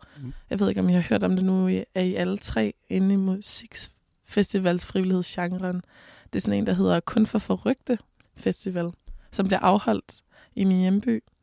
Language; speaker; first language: Danish; native; Danish